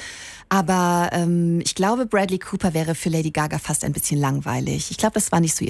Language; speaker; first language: German; native; German